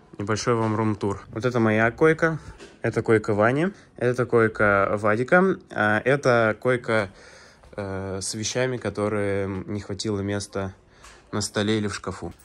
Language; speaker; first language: Russian; native; Russian